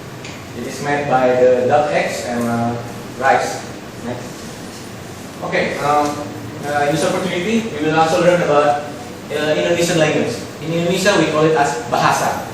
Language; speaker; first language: English; non-native, local second language; Indonesian